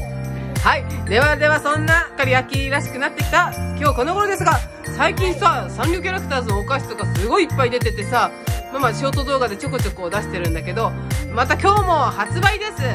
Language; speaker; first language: Japanese; native; Japanese